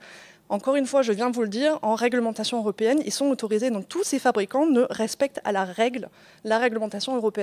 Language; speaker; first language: French; native; French